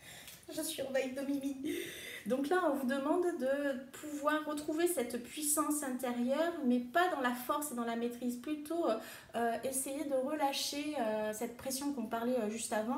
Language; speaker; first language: French; native; French